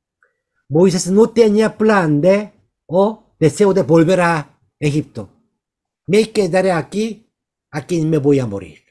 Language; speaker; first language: Spanish; non-native, learner; Korean